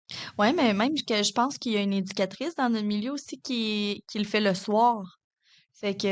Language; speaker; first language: French; native; French